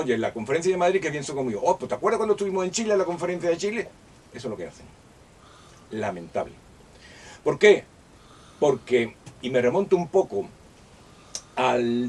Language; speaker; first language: Spanish; native; Spanish